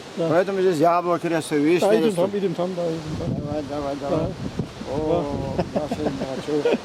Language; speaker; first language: Russian; non-native, local second language; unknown